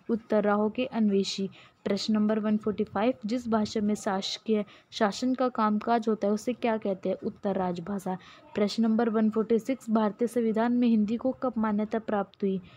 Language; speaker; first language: Hindi; native; Hindi